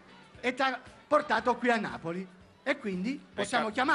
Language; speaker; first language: Italian; native; Italian